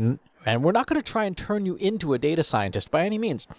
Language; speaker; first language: English; native; English